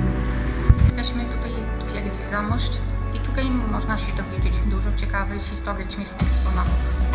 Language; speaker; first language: Polish; native; Polish